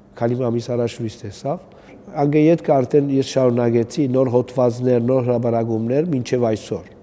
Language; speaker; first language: Armenian; early bilingual, heritage; Armenian